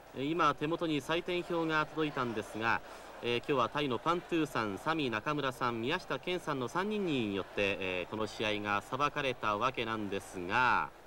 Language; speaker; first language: Japanese; native; Japanese